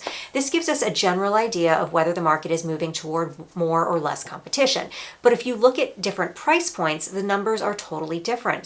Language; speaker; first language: English; native; English